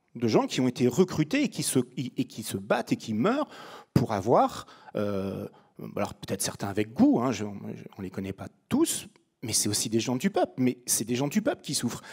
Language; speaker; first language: French; native; French